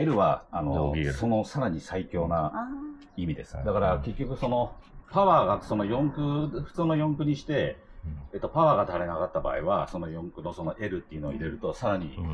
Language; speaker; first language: Japanese; native; Japanese